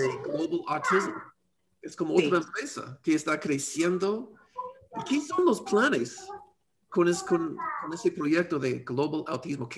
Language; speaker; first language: Spanish; non-native, learner; English